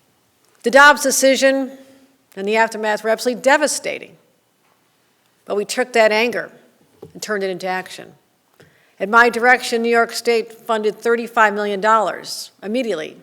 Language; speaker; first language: English; native; English